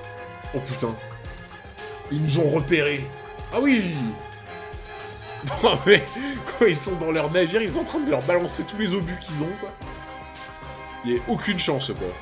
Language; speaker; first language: French; native; French